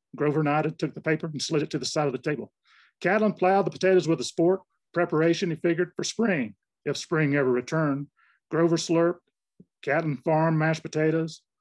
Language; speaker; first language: English; native; English